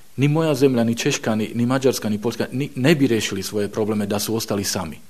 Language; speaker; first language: Bosnian; non-native, fluent; Slovak